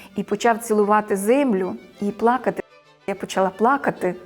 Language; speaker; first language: Ukrainian; native; Ukrainian